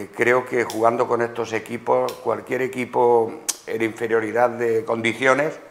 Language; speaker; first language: Spanish; native; Spanish